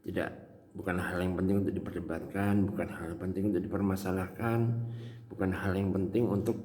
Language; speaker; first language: Indonesian; native; Indonesian